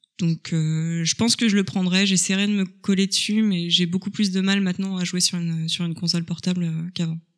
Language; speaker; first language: French; native; French